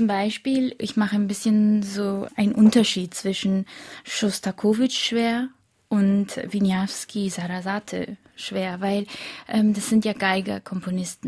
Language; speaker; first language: German; early bilingual, other home language; Korean